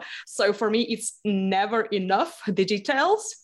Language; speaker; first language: English; non-native, fluent; Lithuanian